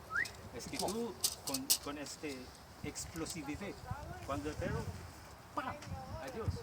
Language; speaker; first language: Spanish; non-native, learner; French